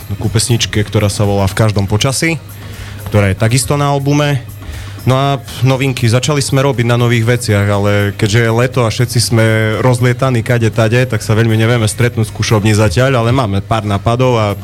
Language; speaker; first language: Slovak; native; Slovak